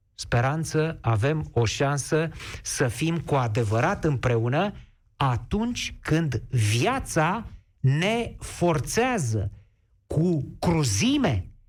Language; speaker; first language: Romanian; native; Romanian